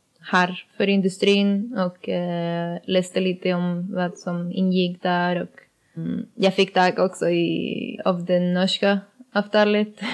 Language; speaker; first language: Swedish; non-native, learner; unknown